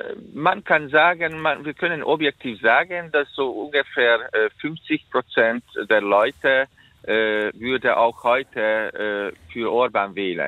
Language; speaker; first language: German; non-native, fluent; Hungarian